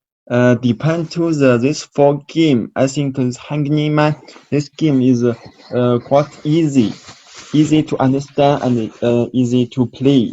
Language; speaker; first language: English; non-native, learner; Chinese